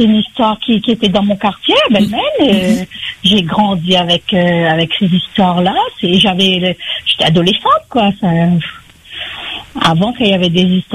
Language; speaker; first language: French; non-native, local second language; Réunion Creole French